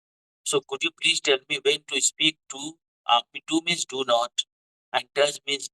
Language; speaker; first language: English; non-native, fluent; Hindi